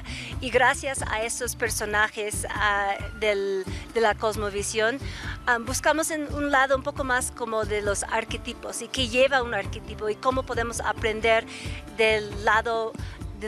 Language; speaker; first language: Spanish; native; Spanish